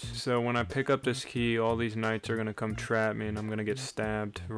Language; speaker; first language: English; native; English